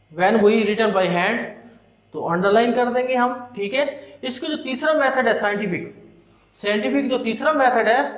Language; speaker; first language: Urdu; non-native, local second language; Punjabi